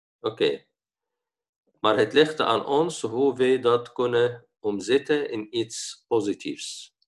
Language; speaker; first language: Dutch; non-native, fluent; Arabic